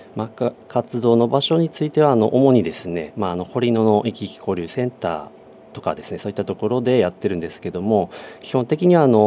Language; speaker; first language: Japanese; native; Japanese